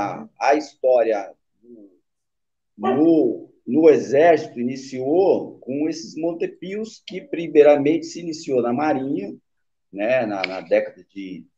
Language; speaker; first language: Portuguese; native; Portuguese